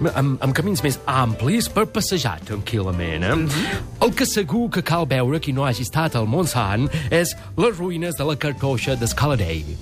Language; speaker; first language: Catalan; non-native, fluent; English